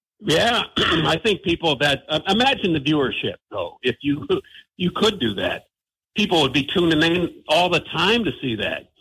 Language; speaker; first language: English; native; English